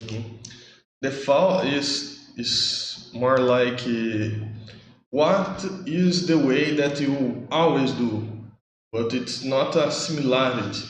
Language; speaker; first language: English; non-native, learner; Portuguese